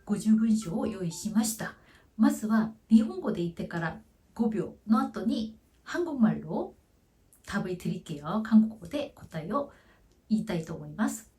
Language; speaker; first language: Japanese; non-native, fluent; Korean